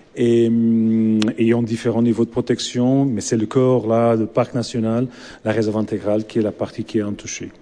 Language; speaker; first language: French; non-native, fluent; Portuguese